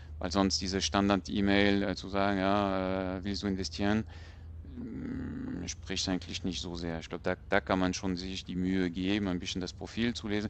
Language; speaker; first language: German; non-native, fluent; French